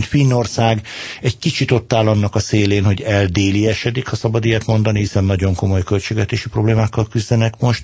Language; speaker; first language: Hungarian; native; Hungarian